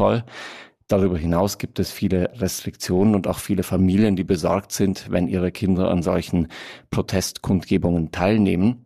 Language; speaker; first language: German; native; German